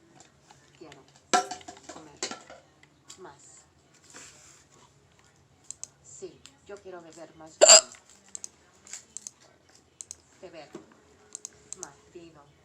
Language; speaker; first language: Spanish; non-native, learner; English